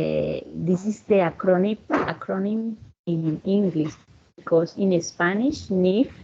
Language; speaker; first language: English; non-native, learner; Spanish